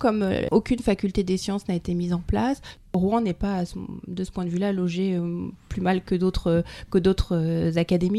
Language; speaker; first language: French; native; French